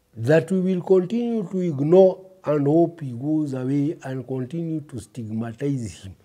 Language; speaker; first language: English; early bilingual, other home language; Kikuyu